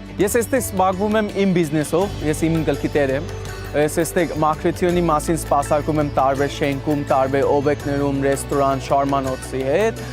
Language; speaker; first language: Armenian; non-native, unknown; Bangla